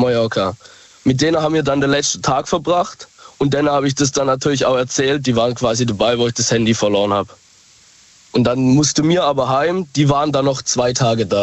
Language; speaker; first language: German; native; German